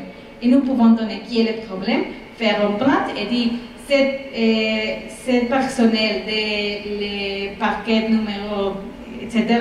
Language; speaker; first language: French; non-native, fluent; Spanish